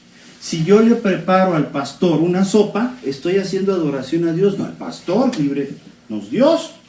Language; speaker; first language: Spanish; native; Spanish